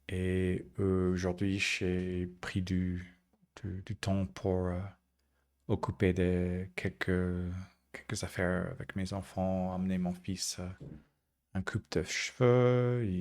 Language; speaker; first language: French; non-native, learner; English